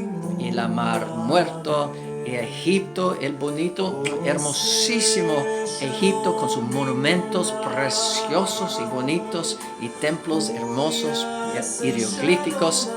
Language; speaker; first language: Spanish; non-native, fluent; English